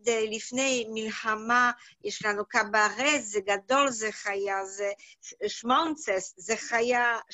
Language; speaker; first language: Hebrew; non-native, learner; Polish